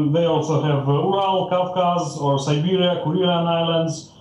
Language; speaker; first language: English; non-native, fluent; Ukrainian